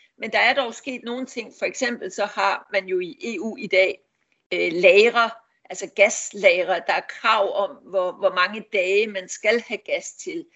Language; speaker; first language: Danish; native; Danish